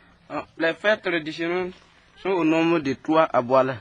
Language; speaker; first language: French; non-native, local second language; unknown